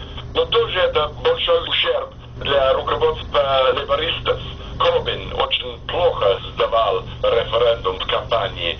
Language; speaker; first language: Russian; non-native, fluent; English